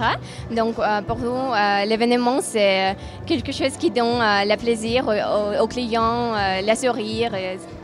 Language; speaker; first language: French; non-native, fluent; Russian